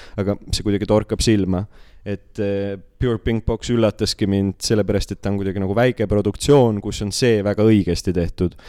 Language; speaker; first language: Estonian; native; Estonian